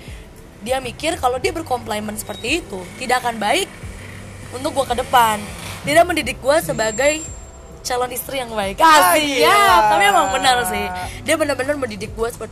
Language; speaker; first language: Indonesian; native; Indonesian